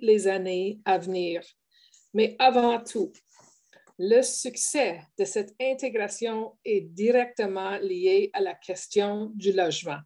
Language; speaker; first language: French; native; French